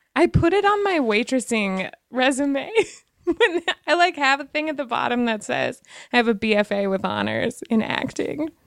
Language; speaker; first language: English; native; English